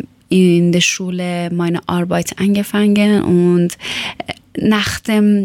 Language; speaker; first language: German; non-native, learner; Persian